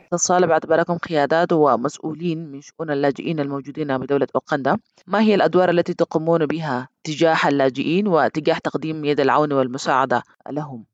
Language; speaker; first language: Arabic; native; Arabic